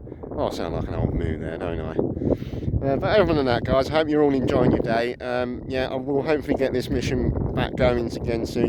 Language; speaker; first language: English; native; English